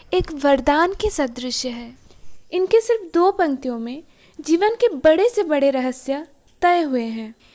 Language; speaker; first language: Hindi; non-native, local second language; Odia